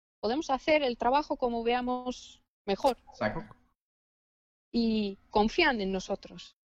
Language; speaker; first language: Spanish; non-native, fluent; Finnish